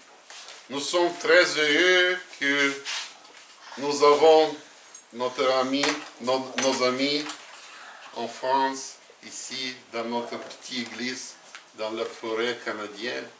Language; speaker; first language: French; non-native, learner; Russian